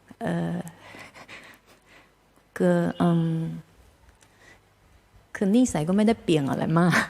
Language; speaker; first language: Thai; non-native, fluent; Chinese